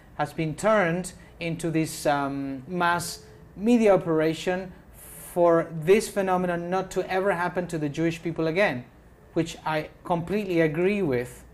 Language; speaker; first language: English; non-native, fluent; Spanish